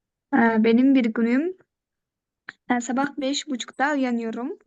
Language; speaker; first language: Turkish; non-native, learner; Kyrgyz